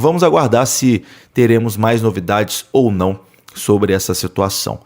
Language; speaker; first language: Portuguese; native; Portuguese